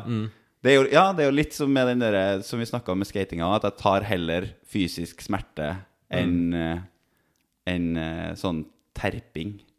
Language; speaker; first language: Norwegian; native; Norwegian